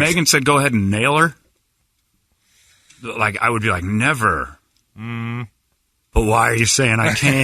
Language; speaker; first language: English; native; English